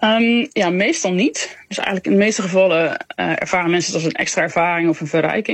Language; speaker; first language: Dutch; native; Dutch